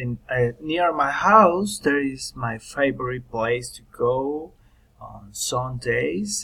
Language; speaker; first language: English; non-native, learner; Spanish